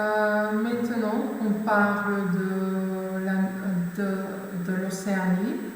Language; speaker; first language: French; non-native, fluent; Macedonian